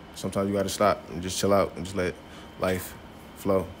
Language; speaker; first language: English; native; English